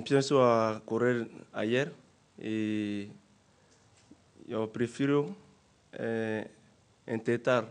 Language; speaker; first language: Spanish; non-native, learner; French